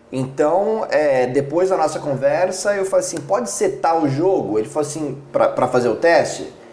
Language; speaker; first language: Portuguese; non-native, fluent; English